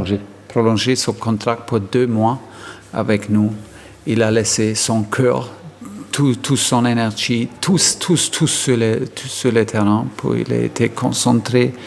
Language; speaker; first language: French; non-native, fluent; German